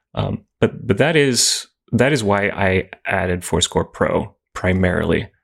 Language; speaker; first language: English; native; English